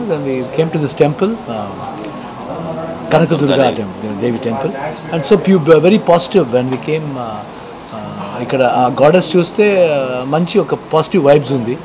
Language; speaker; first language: Telugu; non-native, learner; Kannada